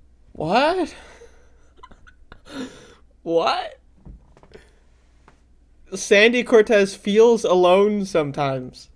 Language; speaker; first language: English; native; English